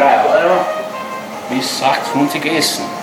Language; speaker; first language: German; non-native, fluent; Italian